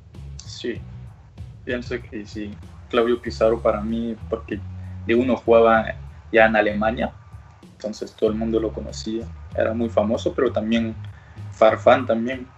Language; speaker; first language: Spanish; early bilingual, other home language; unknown